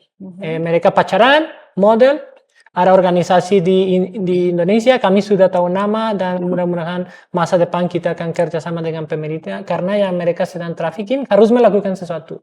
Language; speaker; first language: Indonesian; non-native, fluent; English